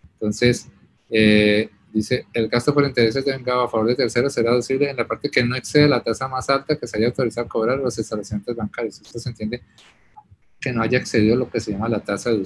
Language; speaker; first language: Spanish; native; Spanish